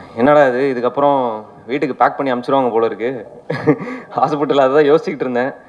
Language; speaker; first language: Tamil; native; Tamil